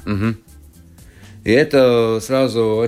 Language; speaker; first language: Russian; non-native, local second language; Latvian